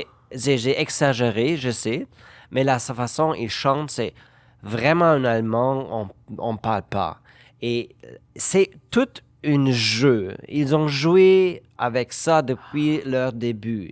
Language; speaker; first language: French; non-native, fluent; German